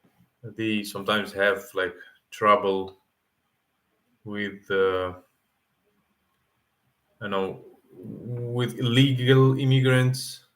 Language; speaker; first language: English; non-native, fluent; Arabic